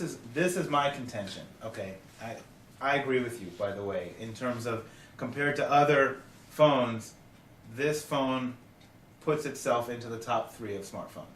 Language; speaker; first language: English; native; English